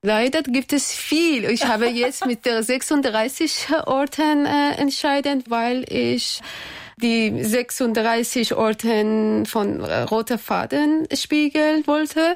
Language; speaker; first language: German; non-native, learner; Persian